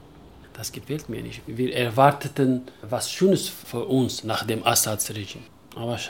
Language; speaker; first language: German; non-native, local second language; Kurdish